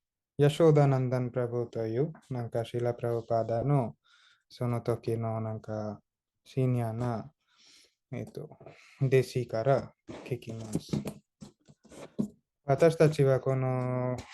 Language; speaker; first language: Japanese; non-native, fluent; Hindi